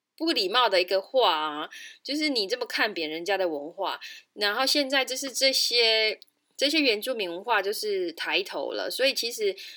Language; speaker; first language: Chinese; native; Chinese